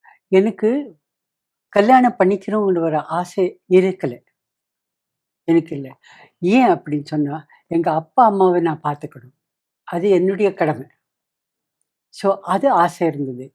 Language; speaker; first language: Tamil; non-native, local second language; Kannada